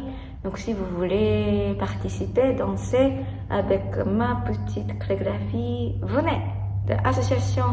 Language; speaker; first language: French; non-native, learner; Japanese